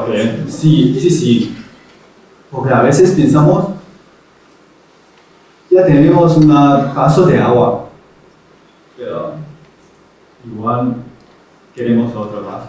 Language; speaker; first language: Spanish; non-native, fluent; Chinese